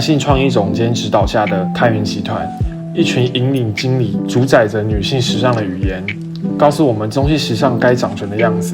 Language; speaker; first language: Chinese; native; Chinese